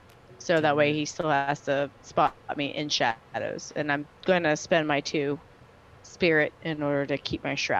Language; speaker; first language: English; native; English